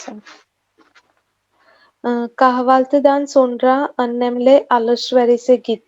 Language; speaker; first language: Turkish; non-native, learner; Urdu